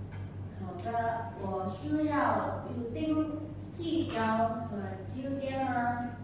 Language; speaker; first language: Chinese; non-native, learner; Indonesian